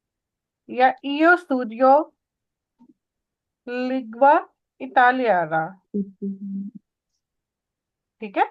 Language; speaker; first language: Italian; non-native, learner; Punjabi